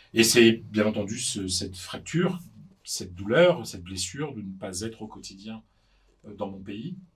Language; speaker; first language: French; native; French